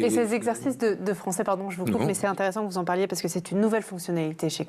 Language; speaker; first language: French; native; French